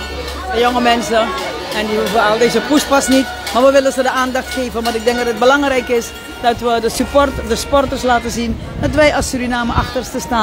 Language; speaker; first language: Dutch; native; Dutch